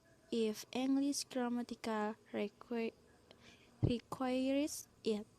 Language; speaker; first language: English; non-native, learner; Indonesian